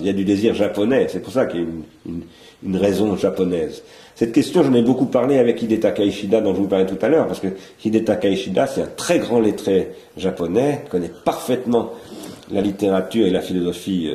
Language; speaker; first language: French; native; French